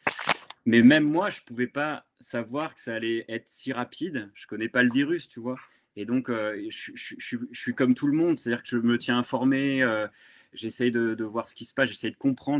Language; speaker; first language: French; native; French